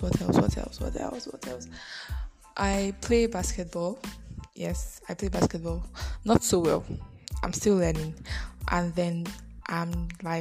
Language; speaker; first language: English; non-native, local second language; Bini